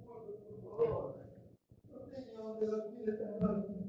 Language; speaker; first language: Portuguese; non-native, fluent; Spanish